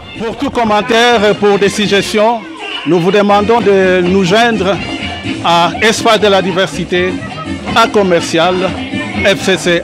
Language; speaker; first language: French; native; French